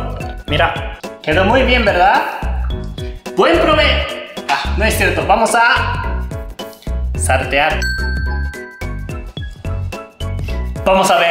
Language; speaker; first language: Spanish; non-native, learner; Japanese